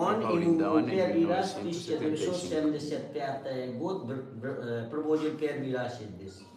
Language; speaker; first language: Russian; non-native, learner; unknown